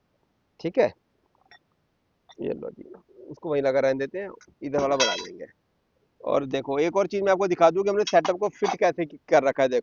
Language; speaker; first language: Hindi; native; Hindi